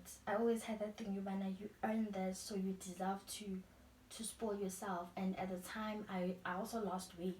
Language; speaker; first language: English; non-native, local second language; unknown